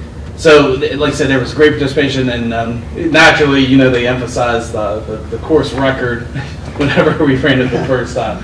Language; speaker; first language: English; native; English